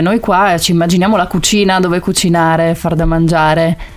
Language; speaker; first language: Italian; native; Italian